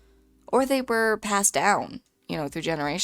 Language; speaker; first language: English; native; English